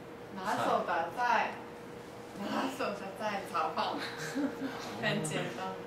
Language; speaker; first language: Chinese; non-native, learner; Japanese